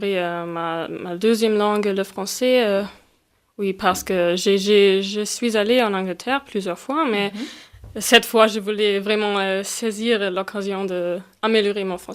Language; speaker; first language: French; non-native, fluent; German